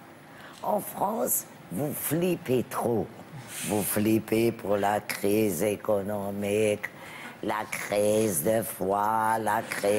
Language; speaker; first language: French; non-native, local second language; Arabic